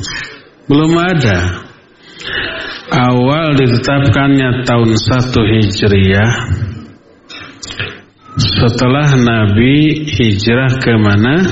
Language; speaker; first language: Indonesian; native; Indonesian